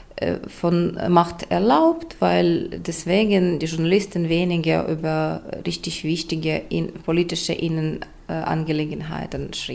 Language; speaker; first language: German; non-native, fluent; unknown